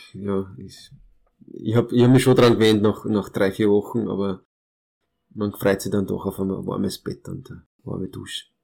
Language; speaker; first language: German; early bilingual, other home language; Hungarian